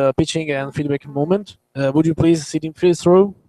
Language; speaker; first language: English; non-native, learner; Italian